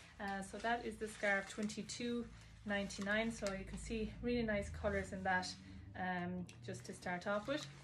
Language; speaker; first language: English; native; English